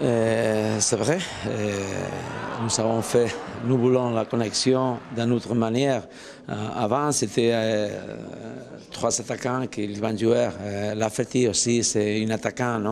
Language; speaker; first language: French; non-native, learner; Spanish